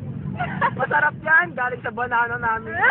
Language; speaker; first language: Filipino; native; Filipino